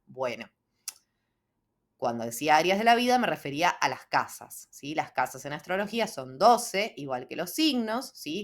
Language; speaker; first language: Spanish; native; Spanish